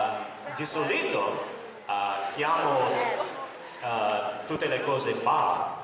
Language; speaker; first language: Italian; non-native, learner; English